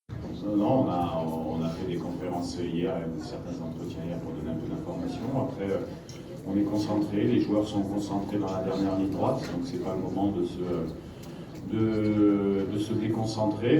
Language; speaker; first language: French; native; French